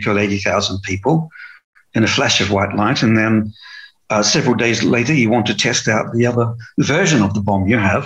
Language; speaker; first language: English; native; English